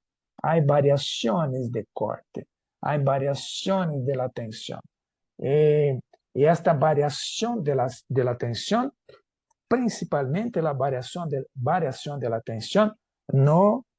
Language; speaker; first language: Spanish; non-native, fluent; Portuguese